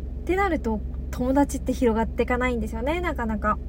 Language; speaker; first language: Japanese; native; Japanese